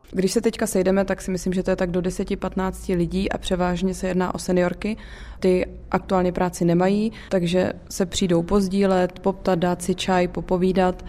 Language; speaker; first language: Czech; native; Czech